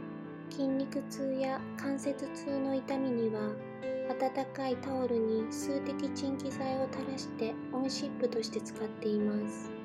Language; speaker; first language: Japanese; native; Japanese